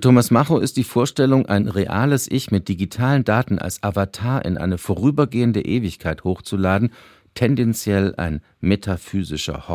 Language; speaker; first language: German; native; German